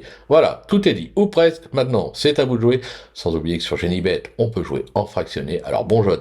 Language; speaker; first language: French; native; French